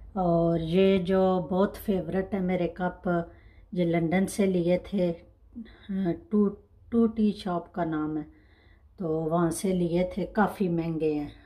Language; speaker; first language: Urdu; native; Urdu